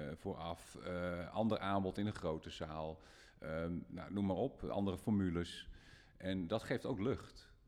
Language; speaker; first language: Dutch; native; Dutch